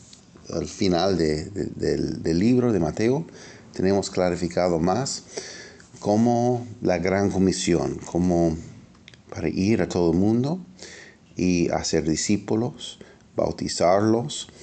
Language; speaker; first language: Spanish; non-native, fluent; English